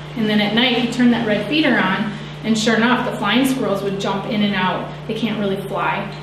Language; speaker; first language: English; native; English